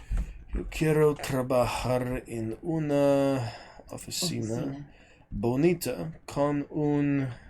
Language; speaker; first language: Spanish; non-native, learner; English